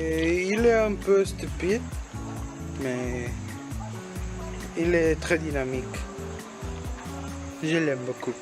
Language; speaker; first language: French; non-native, learner; Spanish